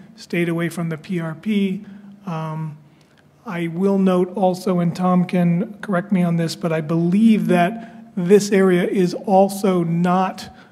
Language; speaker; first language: English; native; English